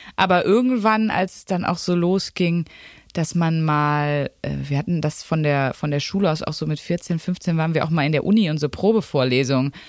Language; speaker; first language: German; native; German